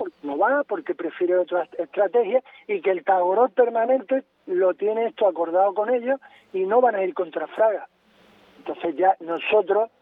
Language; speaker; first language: Spanish; native; Spanish